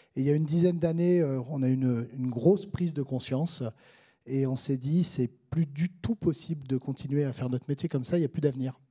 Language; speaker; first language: French; native; French